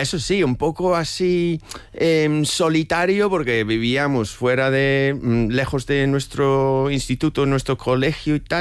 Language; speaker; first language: Spanish; non-native, fluent; English